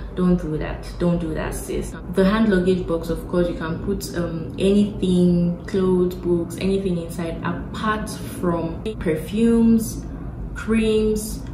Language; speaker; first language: English; non-native, local second language; Yoruba